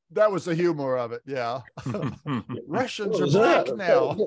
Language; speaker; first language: English; native; English